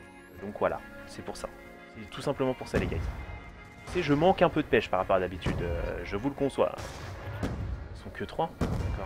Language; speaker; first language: French; native; French